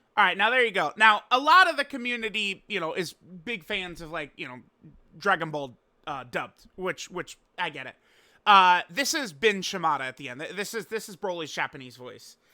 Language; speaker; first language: English; native; English